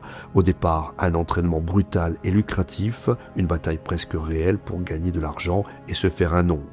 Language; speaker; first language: French; native; French